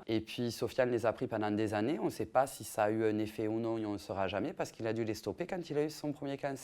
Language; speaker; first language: French; native; French